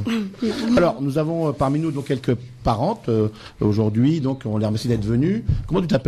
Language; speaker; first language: French; native; French